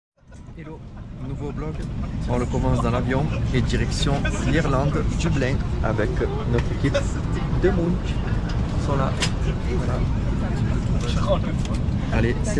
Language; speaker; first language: French; native; French